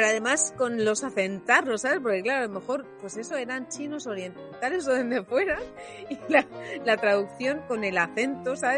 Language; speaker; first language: Spanish; native; Spanish